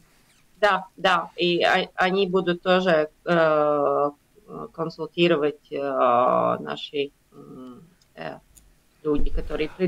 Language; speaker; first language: Russian; non-native, local second language; Latvian